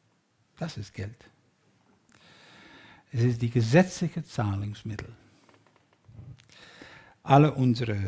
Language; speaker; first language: German; non-native, learner; Dutch